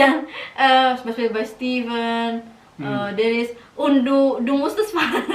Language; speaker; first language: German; non-native, learner; Indonesian